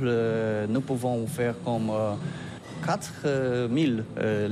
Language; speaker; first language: French; non-native, learner; Polish